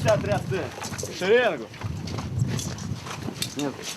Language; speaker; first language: Russian; native; Russian